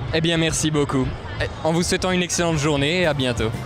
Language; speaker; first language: French; native; French